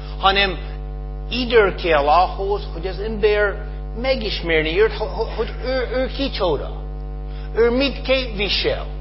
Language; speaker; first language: Hungarian; non-native, fluent; English